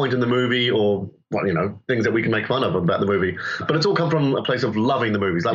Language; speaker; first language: English; native; English